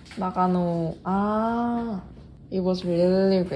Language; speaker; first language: English; non-native, learner; Korean